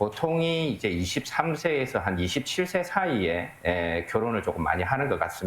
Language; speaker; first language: Korean; native; Korean